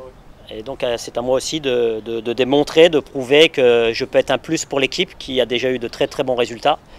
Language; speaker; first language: French; native; French